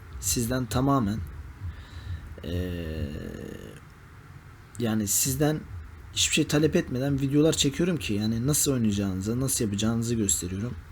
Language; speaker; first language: Turkish; native; Turkish